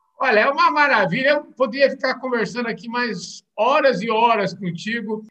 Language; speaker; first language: Portuguese; native; Portuguese